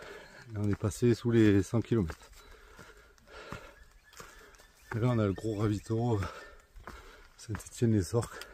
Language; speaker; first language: French; native; French